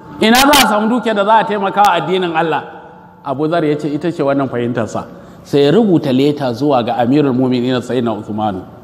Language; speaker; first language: Hausa; non-native, local second language; Kanuri